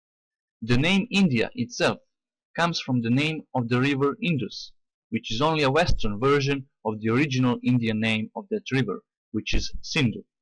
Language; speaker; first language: English; non-native, fluent; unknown